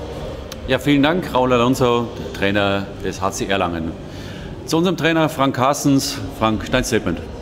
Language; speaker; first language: German; native; German